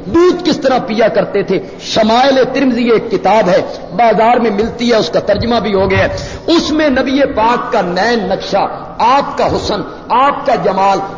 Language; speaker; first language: Urdu; native; Urdu